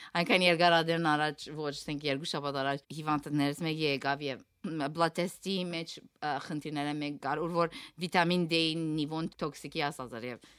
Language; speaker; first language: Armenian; early bilingual, heritage; Armenian